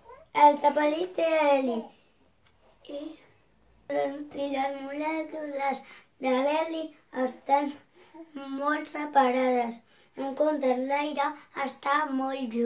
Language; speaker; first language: Catalan; non-native, local second language; Spanish